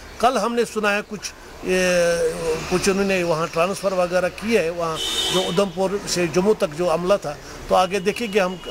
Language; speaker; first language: Urdu; non-native, local second language; Kashmiri